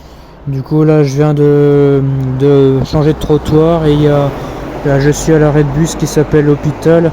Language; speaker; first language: French; native; French